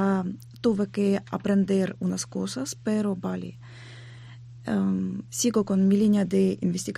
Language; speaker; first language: Spanish; non-native, learner; Ukrainian